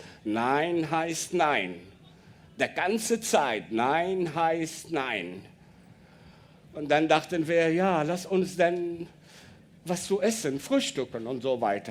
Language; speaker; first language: German; non-native, learner; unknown